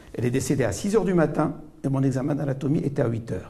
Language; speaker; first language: French; non-native, local second language; Arabic